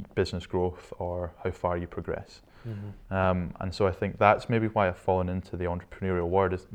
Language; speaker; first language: English; native; English